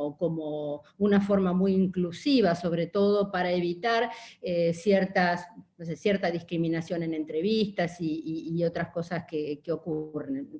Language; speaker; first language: Spanish; native; Spanish